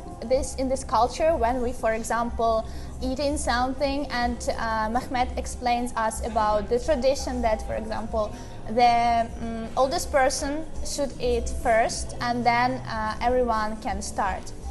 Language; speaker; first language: English; non-native, learner; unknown